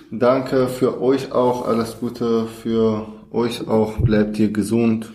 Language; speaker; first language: German; non-native, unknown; Kurdish